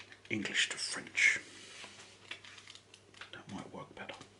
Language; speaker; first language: English; native; English